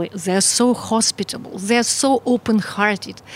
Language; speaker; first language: English; non-native, fluent; Ukrainian